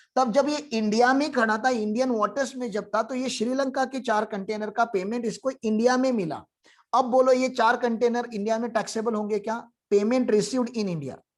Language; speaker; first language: Hindi; non-native, local second language; Marathi